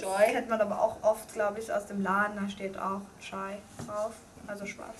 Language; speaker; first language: German; early bilingual, other home language; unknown